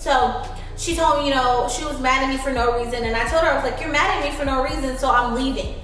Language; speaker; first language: English; native; English